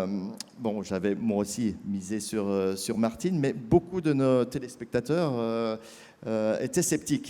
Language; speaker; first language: French; native; French